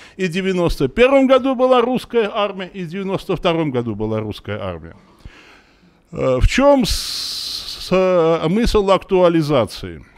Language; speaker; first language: Russian; non-native, local second language; Armenian